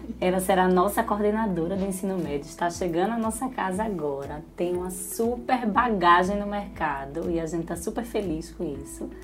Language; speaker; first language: Portuguese; native; Portuguese